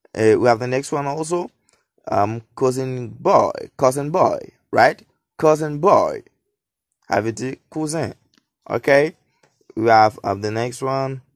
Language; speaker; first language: English; non-native, learner; Haitian Creole